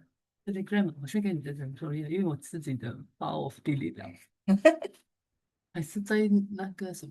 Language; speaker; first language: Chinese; early bilingual, heritage; Chinese